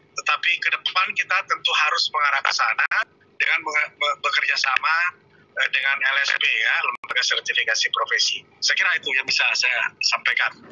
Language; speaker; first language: Indonesian; native; Indonesian